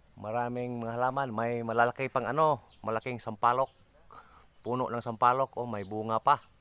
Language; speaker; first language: Filipino; non-native, local second language; Cebuano